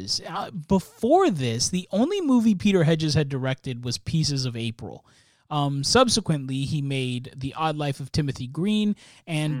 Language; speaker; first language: English; native; English